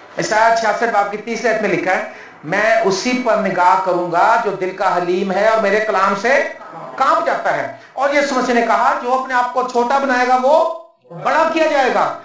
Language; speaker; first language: Urdu; non-native, local second language; Punjabi